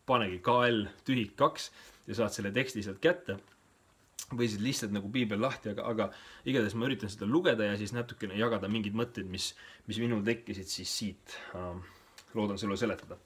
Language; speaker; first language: Estonian; native; Estonian